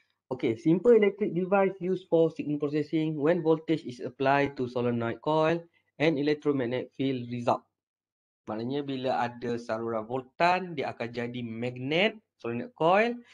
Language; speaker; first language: English; non-native, local second language; Malay